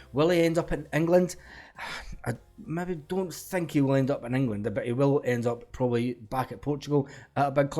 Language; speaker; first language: English; native; English